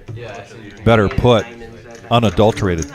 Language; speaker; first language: English; native; English